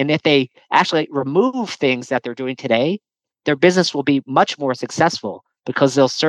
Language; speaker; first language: English; native; English